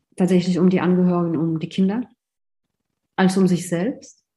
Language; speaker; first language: German; non-native, fluent; Russian